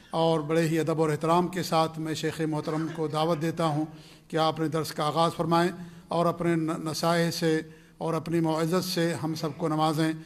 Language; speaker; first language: Urdu; native; Urdu